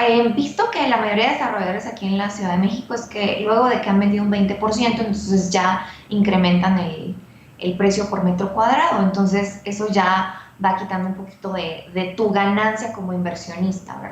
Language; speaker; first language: Spanish; native; Spanish